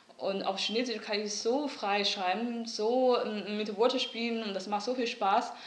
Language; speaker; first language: German; non-native, learner; Chinese